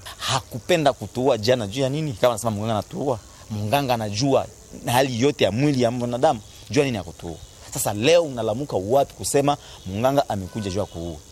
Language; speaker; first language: Swahili; non-native, local second language; Nande